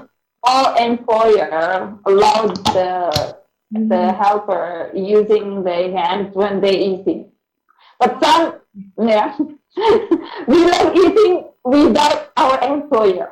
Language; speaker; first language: English; non-native, learner; Indonesian